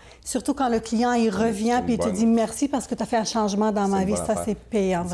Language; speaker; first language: French; native; French